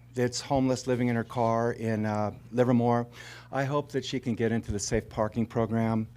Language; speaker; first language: English; native; English